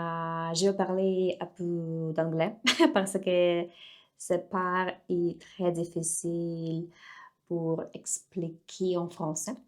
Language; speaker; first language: French; non-native, learner; Russian